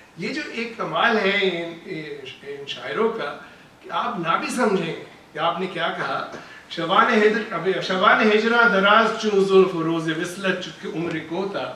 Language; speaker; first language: Urdu; native; Urdu